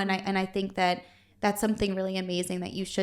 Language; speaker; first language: English; native; English